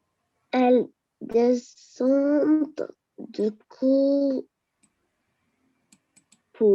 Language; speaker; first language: French; non-native, learner; Arabic